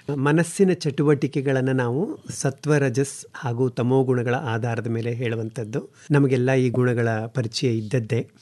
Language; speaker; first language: Kannada; native; Kannada